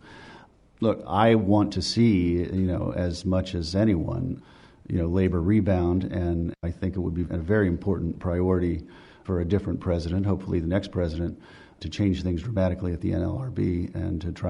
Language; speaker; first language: English; native; English